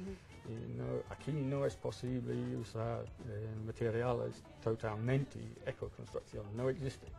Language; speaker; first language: Spanish; non-native, fluent; English